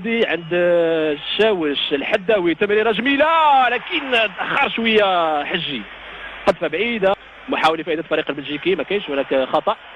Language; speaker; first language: Arabic; native; Arabic